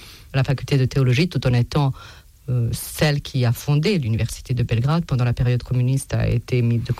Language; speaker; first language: French; non-native, fluent; Serbian